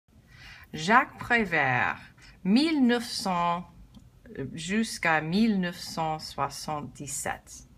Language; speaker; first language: French; non-native, learner; English